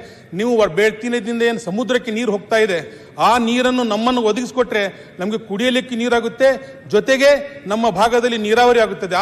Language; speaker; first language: Kannada; non-native, local second language; Urdu